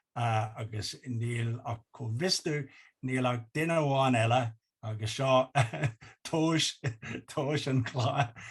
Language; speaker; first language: Irish; non-native, local second language; English